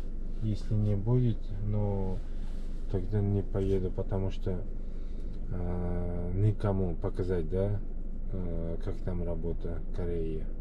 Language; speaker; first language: Russian; non-native, fluent; Uzbek